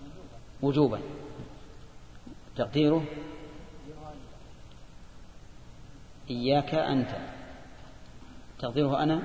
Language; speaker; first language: Arabic; native; Arabic